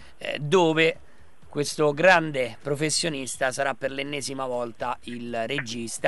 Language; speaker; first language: Italian; native; Italian